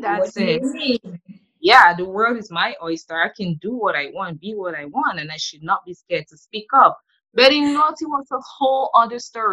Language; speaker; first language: English; non-native, local second language; French